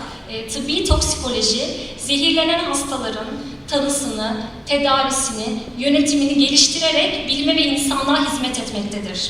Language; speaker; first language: Turkish; native; Turkish